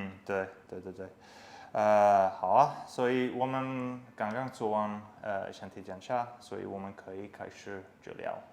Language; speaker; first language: Chinese; non-native, learner; English